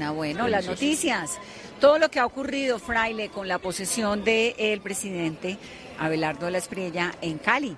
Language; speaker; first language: Spanish; native; Spanish